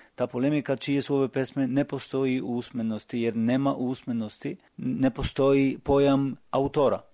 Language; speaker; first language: Serbian; non-native, fluent; Albanian